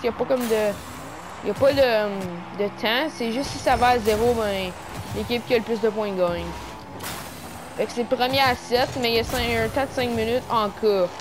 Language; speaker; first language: French; native; French